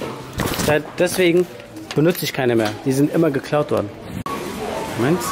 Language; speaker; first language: German; native; German